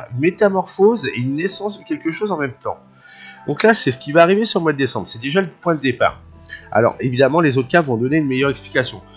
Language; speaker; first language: French; native; French